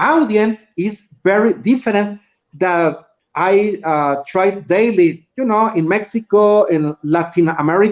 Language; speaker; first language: English; non-native, learner; Spanish